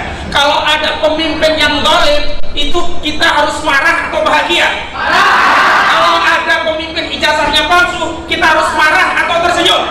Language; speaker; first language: Indonesian; native; Indonesian